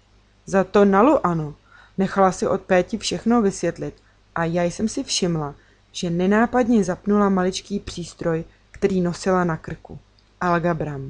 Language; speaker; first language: Czech; native; Czech